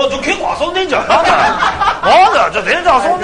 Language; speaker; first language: Japanese; native; Japanese